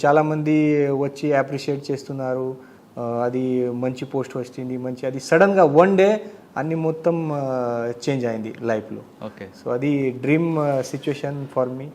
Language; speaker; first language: Telugu; non-native, learner; Marathi